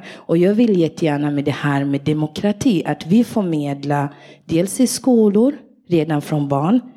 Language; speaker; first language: Swedish; early bilingual, other home language; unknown